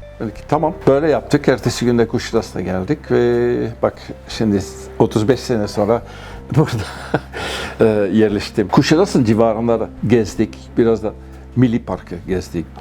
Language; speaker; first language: Turkish; non-native, fluent; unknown